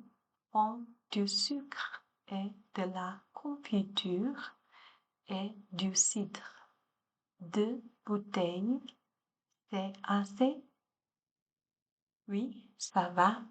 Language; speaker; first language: French; non-native, learner; Chinese